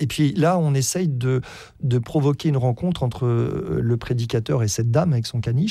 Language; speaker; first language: French; native; French